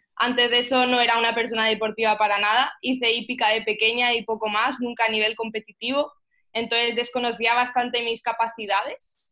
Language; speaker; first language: Spanish; early bilingual, heritage; Spanish